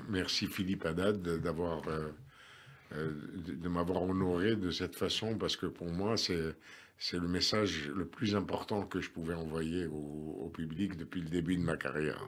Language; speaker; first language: French; native; French